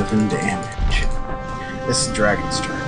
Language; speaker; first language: English; native; English